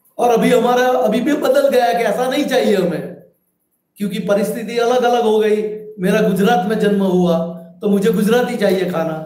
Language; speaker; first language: Hindi; non-native, local second language; Gujarati